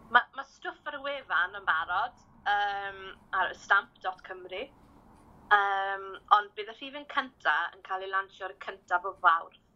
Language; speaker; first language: Welsh; native; Welsh